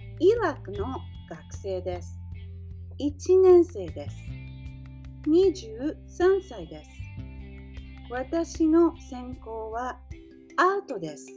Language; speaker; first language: Japanese; non-native, learner; English